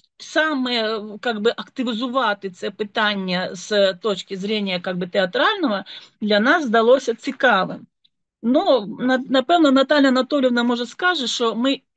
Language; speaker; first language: Ukrainian; native; Ukrainian